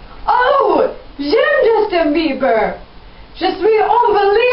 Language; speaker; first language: French; non-native, learner; English